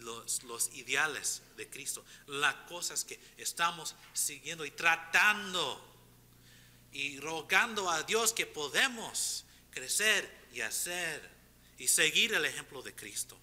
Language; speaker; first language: Spanish; non-native, fluent; English